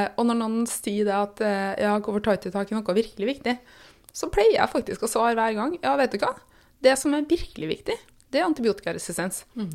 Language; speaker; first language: Norwegian; native; Norwegian